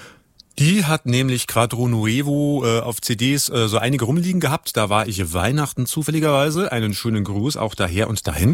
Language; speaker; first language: German; native; German